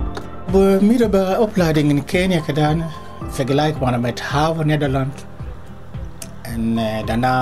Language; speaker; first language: Dutch; non-native, learner; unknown